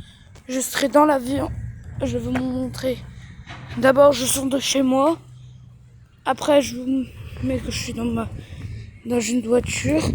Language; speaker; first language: French; early bilingual, other home language; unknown